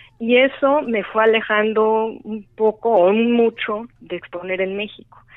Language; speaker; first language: Spanish; native; Spanish